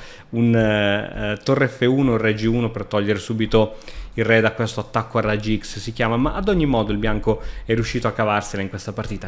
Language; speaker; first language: Italian; native; Italian